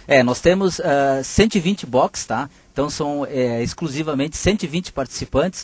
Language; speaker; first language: Portuguese; native; Portuguese